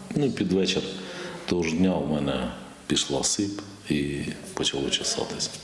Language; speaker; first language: Ukrainian; native; Ukrainian